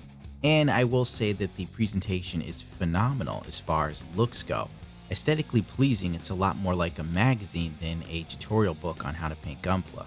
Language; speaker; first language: English; native; English